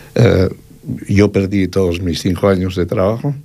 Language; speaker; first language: Spanish; native; Spanish